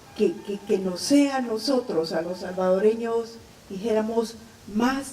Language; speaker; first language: Spanish; native; Spanish